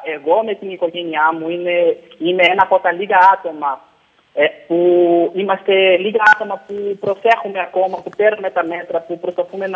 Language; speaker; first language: Greek; non-native, fluent; Portuguese